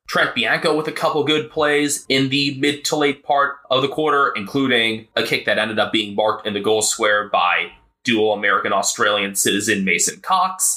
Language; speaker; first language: English; native; English